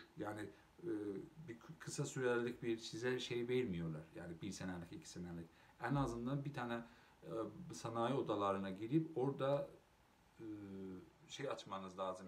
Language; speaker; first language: Turkish; non-native, local second language; Azerbaijani